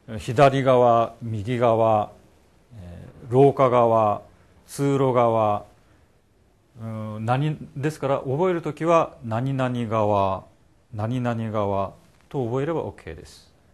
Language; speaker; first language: Japanese; non-native, fluent; Korean